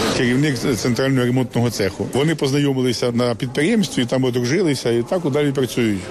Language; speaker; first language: Ukrainian; native; Ukrainian